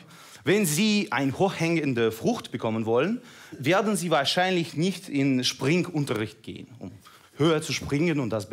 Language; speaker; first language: German; non-native, fluent; Russian